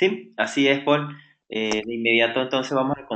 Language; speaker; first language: Spanish; native; Spanish